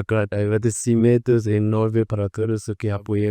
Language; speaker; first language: Portuguese; non-native, fluent; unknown